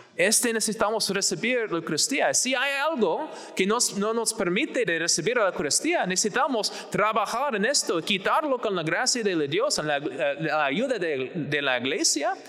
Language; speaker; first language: Spanish; non-native, fluent; English